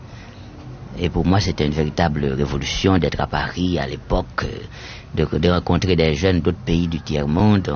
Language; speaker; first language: French; native; French